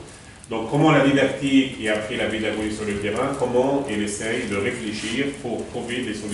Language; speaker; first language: French; non-native, fluent; Arabic